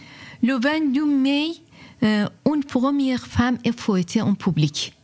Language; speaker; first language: French; non-native, fluent; Persian